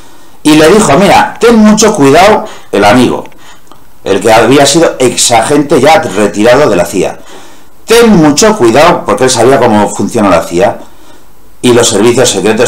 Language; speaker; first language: Spanish; native; Spanish